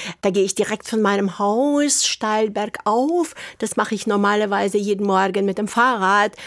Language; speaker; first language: German; early bilingual, heritage; German